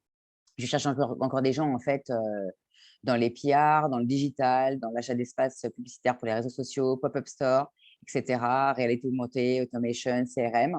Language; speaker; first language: French; native; French